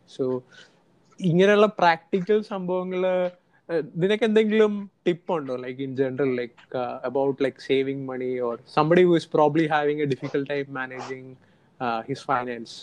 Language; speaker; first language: English; non-native, local second language; Malayalam